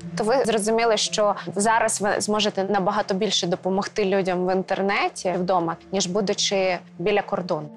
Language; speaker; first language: Ukrainian; native; Ukrainian